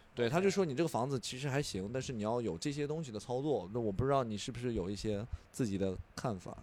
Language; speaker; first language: Chinese; native; Chinese